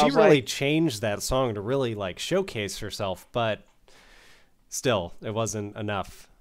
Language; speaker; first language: English; native; English